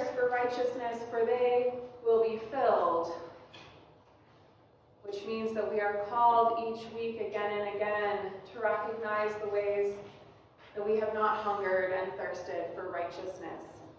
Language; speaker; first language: English; native; English